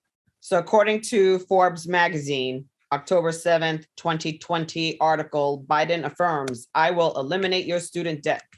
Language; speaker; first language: English; native; English